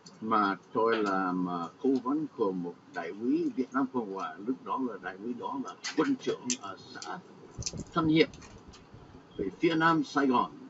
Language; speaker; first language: Vietnamese; non-native, fluent; English